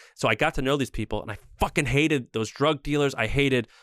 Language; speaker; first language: English; native; English